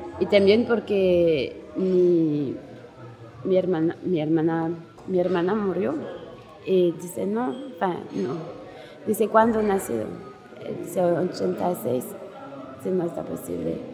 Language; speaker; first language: Spanish; non-native, learner; French